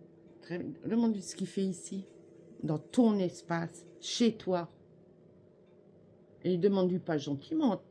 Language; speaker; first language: French; native; French